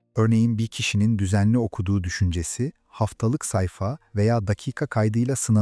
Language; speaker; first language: Turkish; native; Turkish